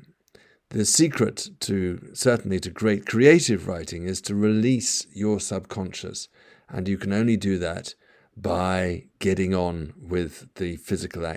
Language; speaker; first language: English; native; English